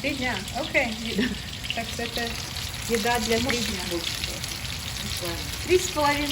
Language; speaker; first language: Russian; early bilingual, other home language; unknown